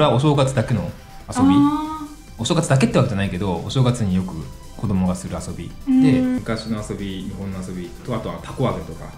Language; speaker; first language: Japanese; native; Japanese